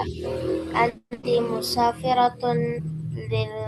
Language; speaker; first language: Arabic; non-native, learner; Indonesian